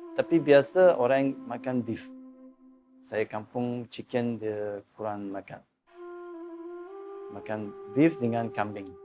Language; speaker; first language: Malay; non-native, learner; Uzbek